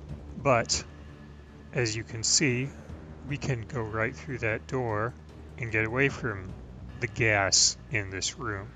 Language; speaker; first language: English; native; English